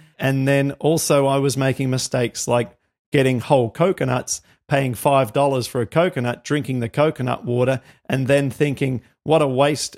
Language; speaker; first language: English; native; English